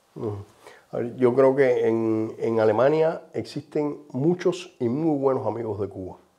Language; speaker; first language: Spanish; native; Spanish